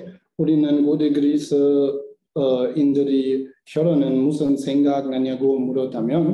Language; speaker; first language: Korean; non-native, learner; German